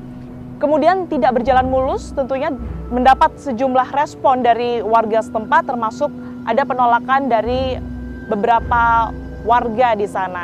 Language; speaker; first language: Indonesian; native; Indonesian